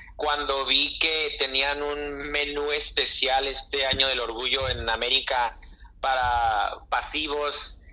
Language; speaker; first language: Spanish; early bilingual, heritage; Spanish